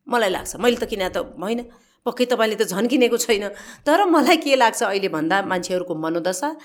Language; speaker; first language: Nepali; native; Nepali